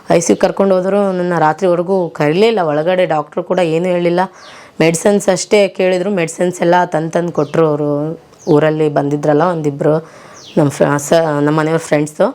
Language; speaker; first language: Kannada; native; Kannada